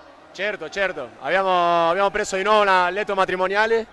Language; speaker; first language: Italian; non-native, fluent; Spanish